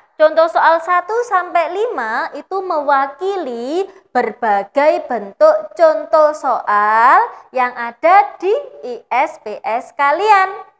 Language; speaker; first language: Indonesian; native; Indonesian